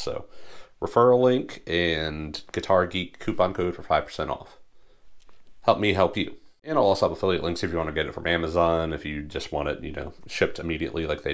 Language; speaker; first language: English; native; English